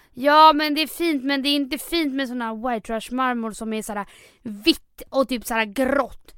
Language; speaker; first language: Swedish; early bilingual, other home language; Spanish